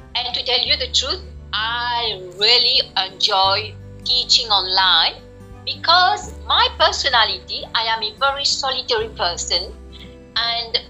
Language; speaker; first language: English; non-native, fluent; French